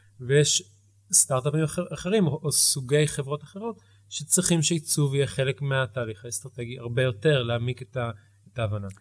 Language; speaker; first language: Hebrew; early bilingual, heritage; Hebrew